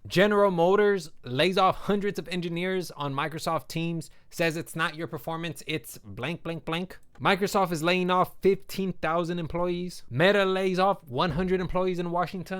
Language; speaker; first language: English; native; English